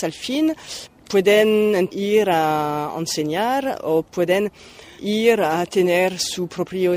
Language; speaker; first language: Spanish; non-native, fluent; French